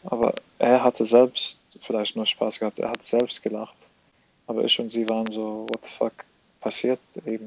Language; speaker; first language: German; non-native, fluent; Arabic